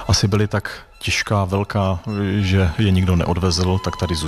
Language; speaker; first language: Czech; native; Czech